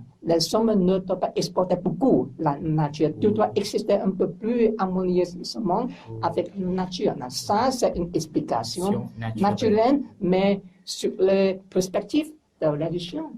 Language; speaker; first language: French; non-native, learner; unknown